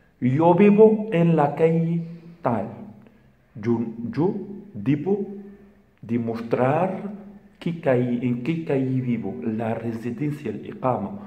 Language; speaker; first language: Spanish; non-native, fluent; Arabic